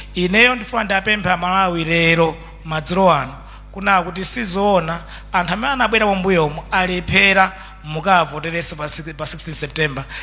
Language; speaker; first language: Nyanja; native; Nyanja